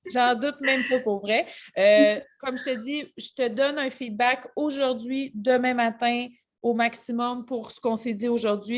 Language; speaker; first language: French; native; French